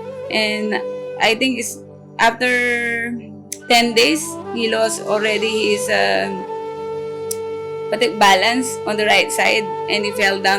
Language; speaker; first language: English; non-native, local second language; Filipino